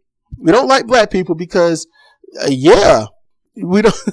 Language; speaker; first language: English; native; English